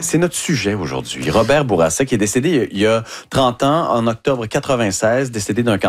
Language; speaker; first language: French; native; French